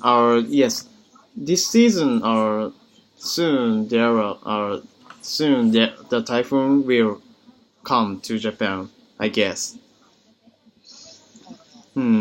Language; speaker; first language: English; non-native, learner; Japanese